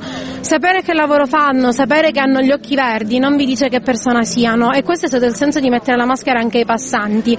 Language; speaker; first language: Italian; native; Italian